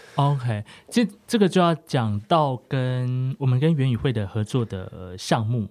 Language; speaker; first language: Chinese; non-native, local second language; Amis